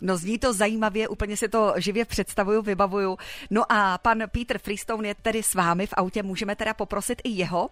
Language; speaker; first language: Czech; native; Czech